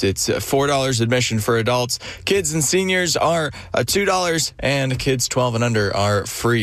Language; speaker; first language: English; native; English